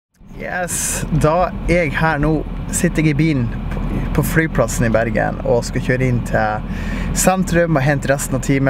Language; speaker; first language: Norwegian; native; Norwegian